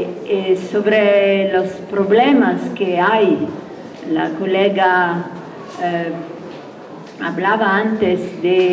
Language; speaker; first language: Spanish; non-native, fluent; Italian